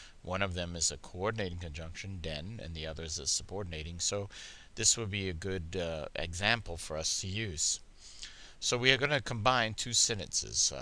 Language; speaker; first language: English; native; English